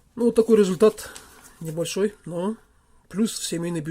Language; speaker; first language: Russian; non-native, local second language; Kazakh